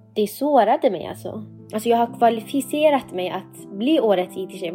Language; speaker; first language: Swedish; non-native, fluent; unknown